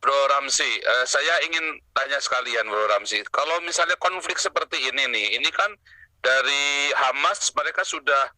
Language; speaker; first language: Indonesian; native; Indonesian